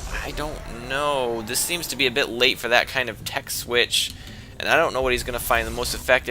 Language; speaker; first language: English; native; English